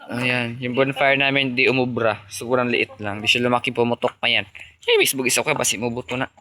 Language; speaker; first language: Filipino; non-native, local second language; Cebuano